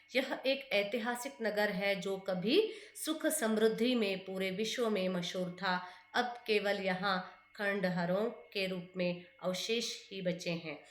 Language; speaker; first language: Hindi; non-native, local second language; Kannada